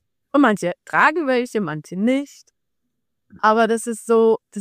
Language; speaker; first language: German; non-native, fluent; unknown